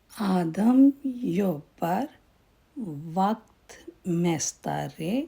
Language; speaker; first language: Swedish; non-native, fluent; Urdu